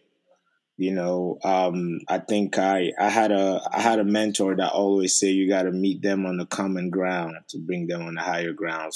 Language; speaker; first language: English; non-native, fluent; French